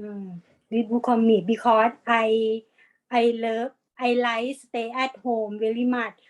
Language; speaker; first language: English; non-native, learner; Thai